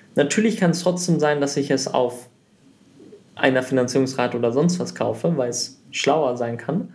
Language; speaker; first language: German; early bilingual, heritage; German